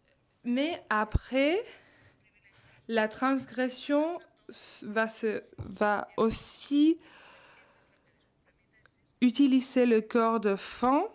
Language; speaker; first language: French; non-native, fluent; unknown